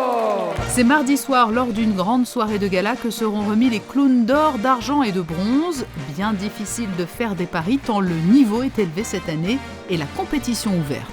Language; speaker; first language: French; native; French